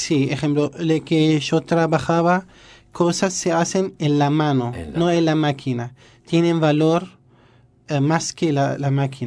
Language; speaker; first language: Spanish; non-native, learner; Arabic